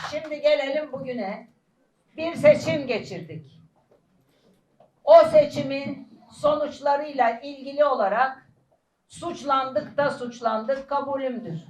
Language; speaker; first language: Turkish; native; Turkish